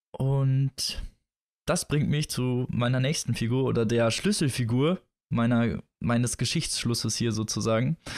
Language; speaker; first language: German; native; German